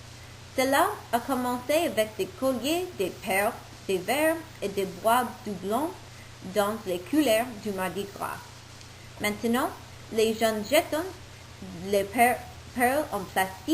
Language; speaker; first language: French; non-native, learner; English